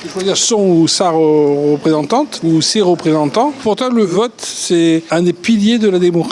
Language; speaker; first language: French; native; French